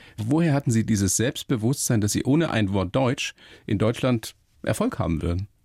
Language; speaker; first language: German; native; German